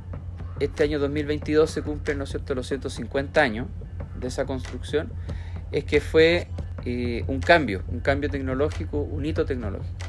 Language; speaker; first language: Spanish; native; Spanish